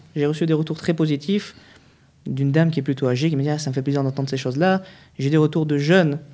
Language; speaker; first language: French; native; French